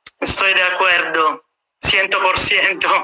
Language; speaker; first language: Spanish; non-native, fluent; Italian